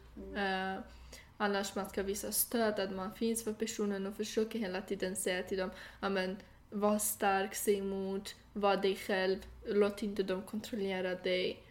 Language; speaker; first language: Swedish; non-native, fluent; Persian